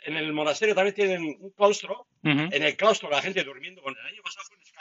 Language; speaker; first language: Spanish; native; Spanish